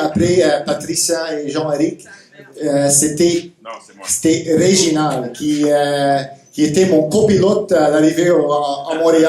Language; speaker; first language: French; non-native, fluent; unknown